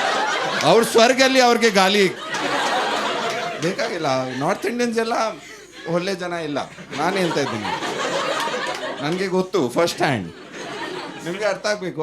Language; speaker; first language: Kannada; non-native, learner; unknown